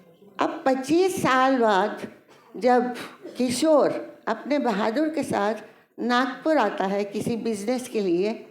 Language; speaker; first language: Hindi; native; Hindi